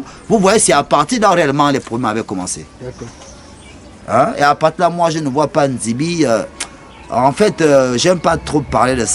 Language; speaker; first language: French; non-native, local second language; Fang